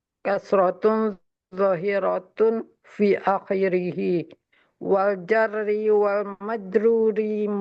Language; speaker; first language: Arabic; non-native, learner; Indonesian